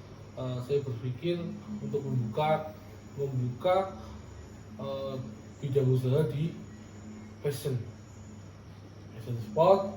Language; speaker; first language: Indonesian; native; Indonesian